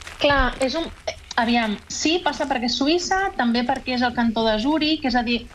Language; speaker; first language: Catalan; native; Catalan